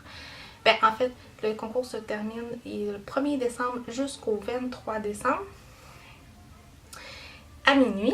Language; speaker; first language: French; native; French